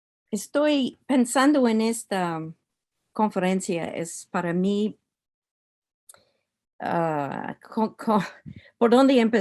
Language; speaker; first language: Spanish; non-native, learner; English